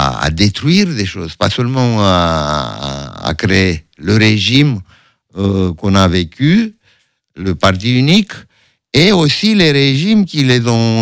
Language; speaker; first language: French; non-native, fluent; Romanian